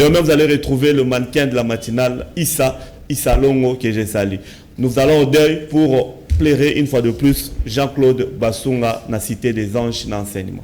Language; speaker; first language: French; non-native, local second language; Lingala